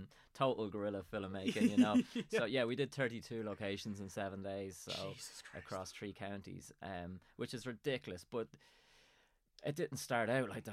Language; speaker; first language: English; native; English